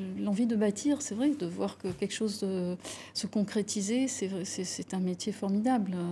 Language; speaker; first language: French; non-native, local second language; Arabic